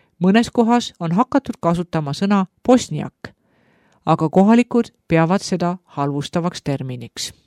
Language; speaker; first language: Estonian; native; Estonian